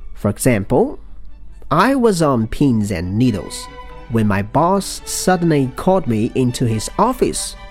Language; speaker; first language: English; non-native, fluent; Chinese